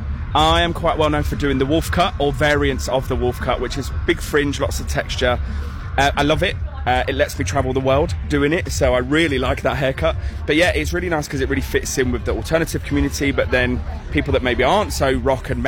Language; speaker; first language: English; native; English